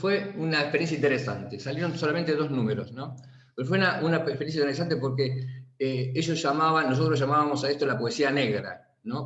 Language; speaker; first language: Spanish; native; Spanish